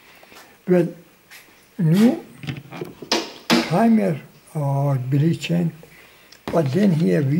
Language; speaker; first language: Danish; non-native, local second language; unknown